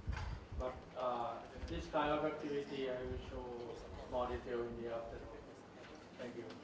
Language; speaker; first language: English; non-native, learner; Thai